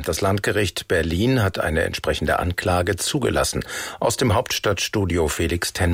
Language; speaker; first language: German; native; German